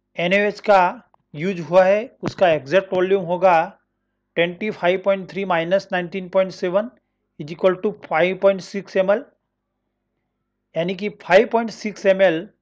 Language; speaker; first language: Hindi; non-native, local second language; Marathi